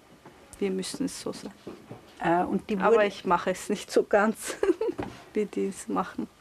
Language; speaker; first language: German; non-native, local second language; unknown